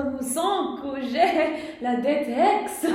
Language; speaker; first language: French; non-native, learner; English